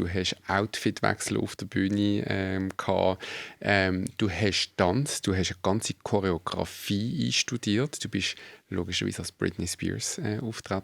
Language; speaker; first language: German; native; German